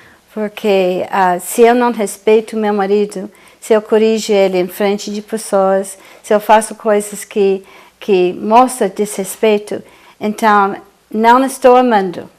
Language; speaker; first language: Portuguese; non-native, fluent; English